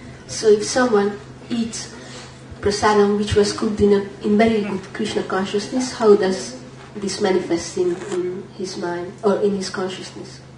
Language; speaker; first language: English; non-native, fluent; Hungarian